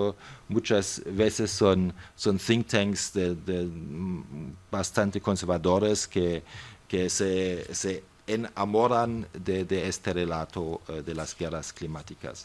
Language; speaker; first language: Spanish; non-native, fluent; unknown